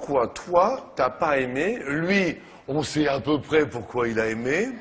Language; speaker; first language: French; native; French